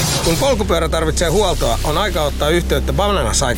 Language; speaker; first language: Finnish; native; Finnish